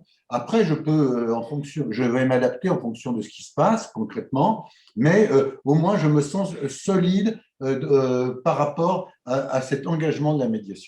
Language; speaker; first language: French; native; French